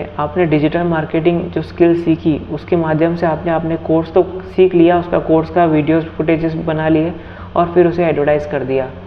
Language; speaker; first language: Hindi; native; Hindi